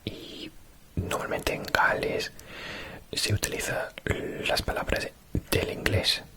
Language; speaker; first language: Spanish; non-native, fluent; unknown